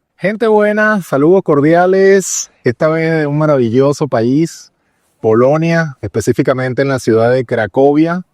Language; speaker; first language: Spanish; native; Spanish